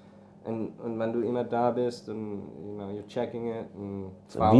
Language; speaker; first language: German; early bilingual, heritage; English